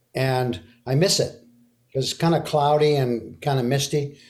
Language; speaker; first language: English; early bilingual, other home language; French